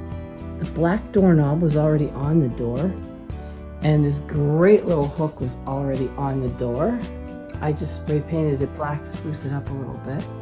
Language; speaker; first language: English; native; English